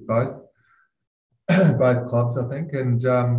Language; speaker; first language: English; native; English